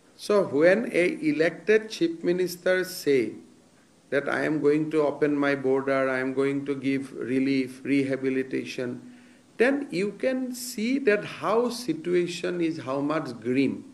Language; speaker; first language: English; non-native, local second language; Assamese